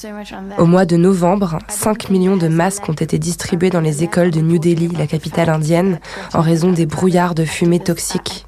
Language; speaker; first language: French; native; French